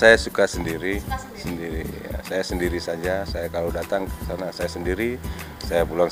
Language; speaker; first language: Indonesian; non-native, local second language; Minangkabau